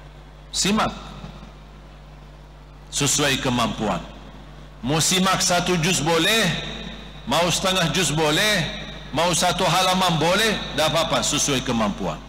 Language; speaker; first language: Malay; non-native, fluent; Arabic